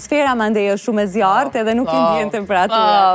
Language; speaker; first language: Albanian; native; Albanian